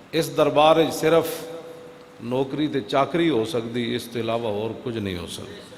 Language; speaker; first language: Urdu; non-native, local second language; Punjabi